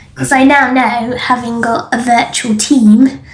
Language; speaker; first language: English; native; English